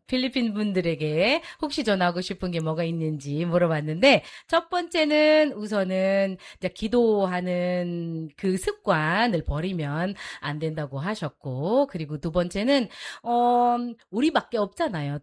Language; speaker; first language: Korean; native; Korean